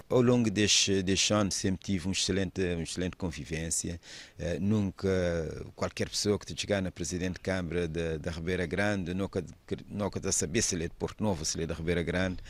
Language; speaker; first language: Portuguese; non-native, local second language; Kabuverdianu